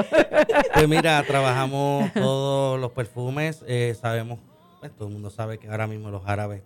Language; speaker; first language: Spanish; native; Spanish